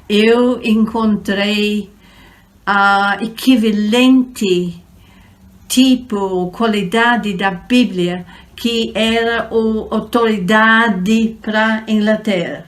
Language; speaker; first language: Portuguese; non-native, fluent; English